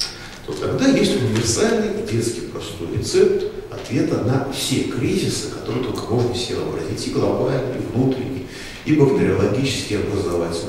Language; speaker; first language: Russian; native; Russian